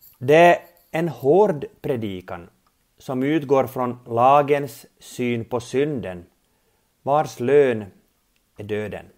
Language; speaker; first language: Swedish; native; Swedish